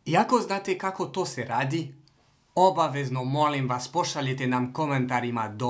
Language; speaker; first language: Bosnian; non-native, learner; French